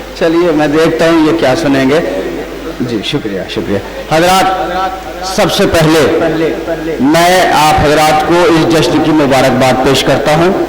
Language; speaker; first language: Urdu; native; Urdu